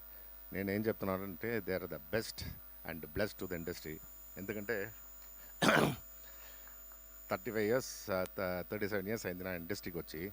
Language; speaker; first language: Telugu; non-native, local second language; Tamil